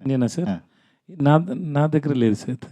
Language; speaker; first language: Telugu; non-native, learner; Tamil